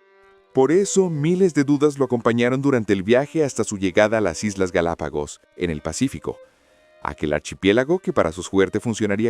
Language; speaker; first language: Spanish; native; Spanish